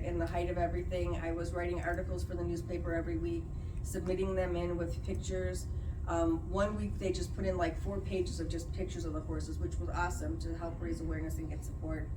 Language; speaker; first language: English; native; English